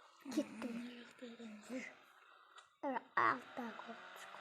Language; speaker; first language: Turkish; non-native, learner; Kazakh